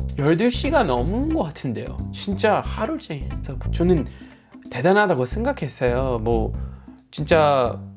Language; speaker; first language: Korean; non-native, fluent; English